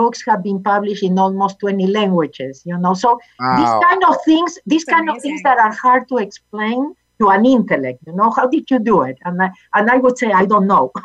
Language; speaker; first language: English; non-native, fluent; Spanish